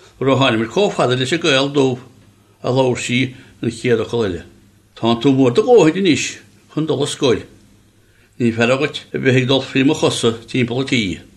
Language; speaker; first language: Irish; native; Irish